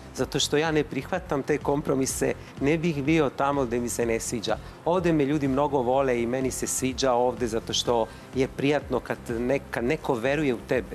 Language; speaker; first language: Bosnian; non-native, fluent; Italian